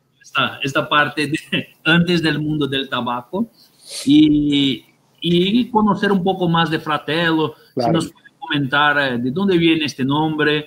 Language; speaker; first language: Spanish; non-native, fluent; Portuguese